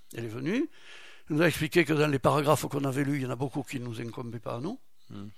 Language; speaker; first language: French; native; French